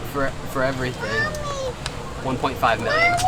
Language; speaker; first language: English; native; English